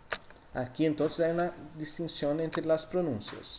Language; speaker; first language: Spanish; non-native, fluent; Portuguese